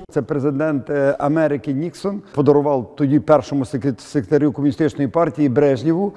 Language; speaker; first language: Ukrainian; native; Ukrainian